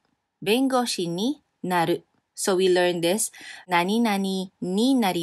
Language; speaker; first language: Japanese; non-native, fluent; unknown